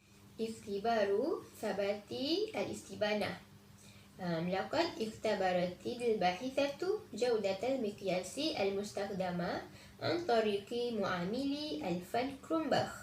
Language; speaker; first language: Arabic; non-native, learner; Malay